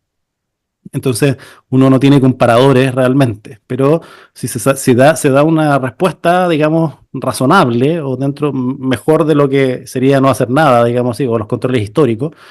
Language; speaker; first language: Spanish; native; Spanish